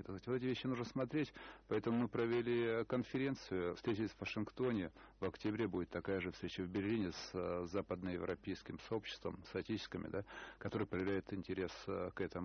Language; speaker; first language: Russian; native; Russian